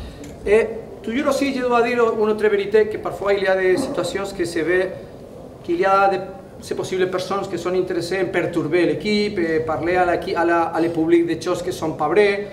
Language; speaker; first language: French; non-native, fluent; Spanish